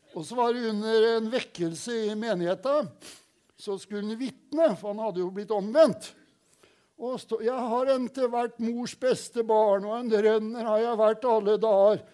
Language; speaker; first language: Norwegian; native; Norwegian